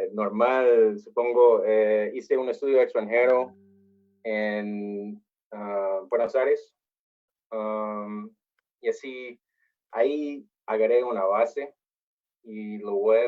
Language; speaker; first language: Spanish; non-native, fluent; English